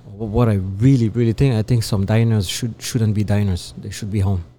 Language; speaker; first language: English; non-native, fluent; French